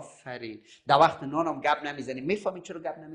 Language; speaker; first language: Persian; native; Persian